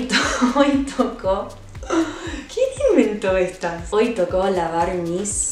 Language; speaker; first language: Spanish; non-native, fluent; English